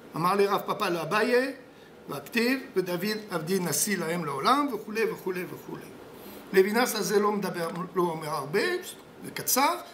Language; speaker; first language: Hebrew; non-native, fluent; French